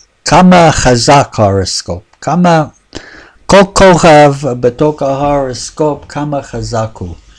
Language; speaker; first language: Hebrew; non-native, fluent; English